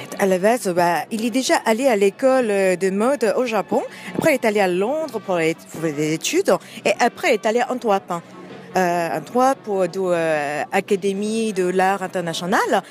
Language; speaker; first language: French; non-native, fluent; Japanese